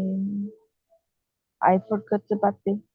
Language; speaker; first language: English; non-native, learner; Spanish